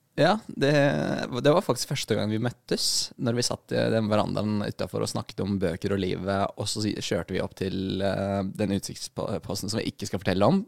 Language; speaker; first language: Norwegian; early bilingual, other home language; Arabic